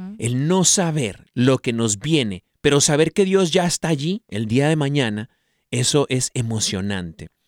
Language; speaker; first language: Spanish; early bilingual, heritage; Spanish